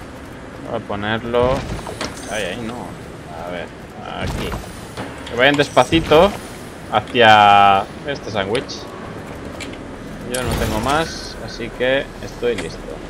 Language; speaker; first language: Spanish; native; Spanish